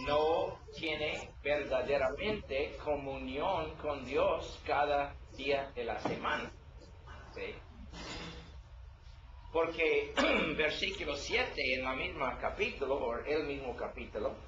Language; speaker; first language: Spanish; non-native, learner; English